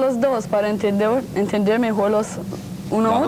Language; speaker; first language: Spanish; non-native, learner; English